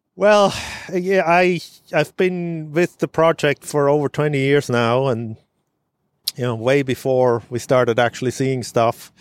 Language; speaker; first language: English; non-native, fluent; German